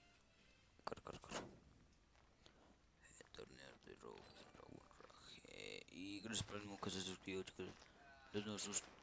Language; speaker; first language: Spanish; native; Spanish